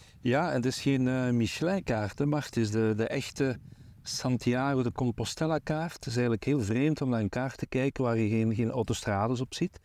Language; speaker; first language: Dutch; native; Dutch